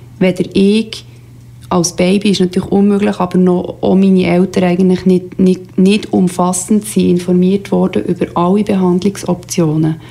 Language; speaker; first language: German; native; German